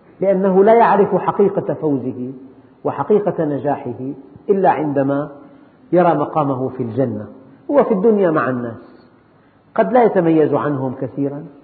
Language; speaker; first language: Arabic; native; Arabic